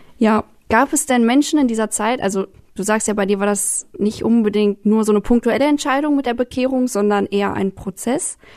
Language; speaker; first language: German; native; German